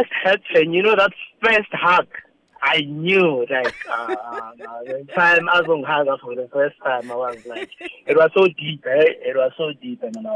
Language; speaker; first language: English; non-native, local second language; Zulu